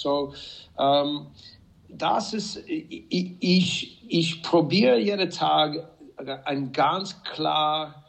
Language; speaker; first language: German; non-native, fluent; English